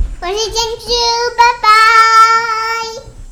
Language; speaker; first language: Chinese; early bilingual, other home language; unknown